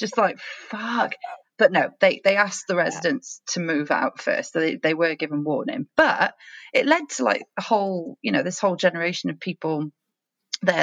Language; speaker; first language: English; native; English